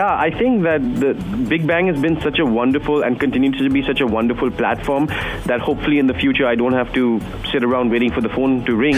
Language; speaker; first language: English; non-native, local second language; Hindi